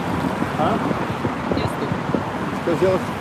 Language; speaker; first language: Russian; native; Russian